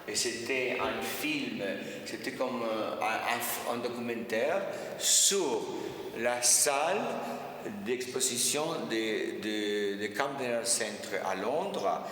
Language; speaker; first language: French; non-native, fluent; Spanish